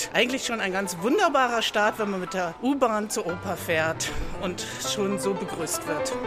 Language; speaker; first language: German; native; German